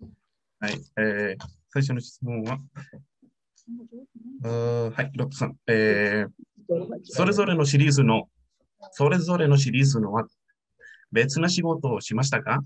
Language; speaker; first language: Japanese; non-native, learner; Spanish